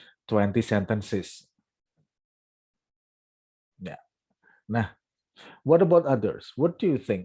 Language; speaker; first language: English; non-native, fluent; Indonesian